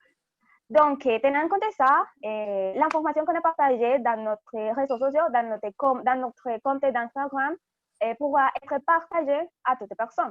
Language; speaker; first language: French; non-native, fluent; Spanish